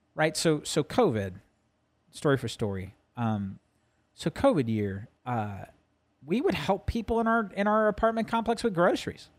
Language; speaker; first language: English; native; English